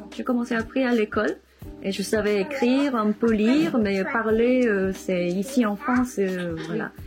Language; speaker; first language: French; non-native, fluent; Korean